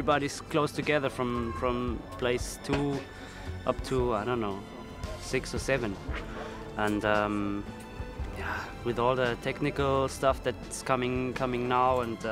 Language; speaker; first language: English; non-native, fluent; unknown